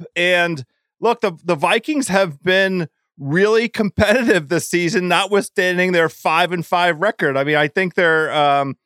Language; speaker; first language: English; native; English